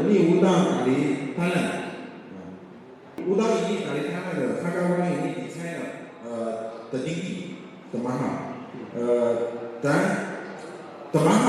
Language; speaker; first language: Indonesian; non-native, learner; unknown